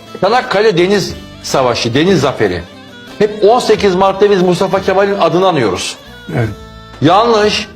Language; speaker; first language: Turkish; native; Turkish